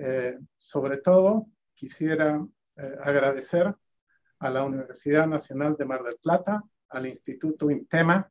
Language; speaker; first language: Spanish; non-native, fluent; English